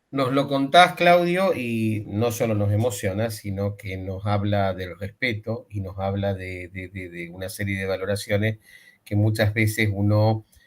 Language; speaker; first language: Spanish; native; Spanish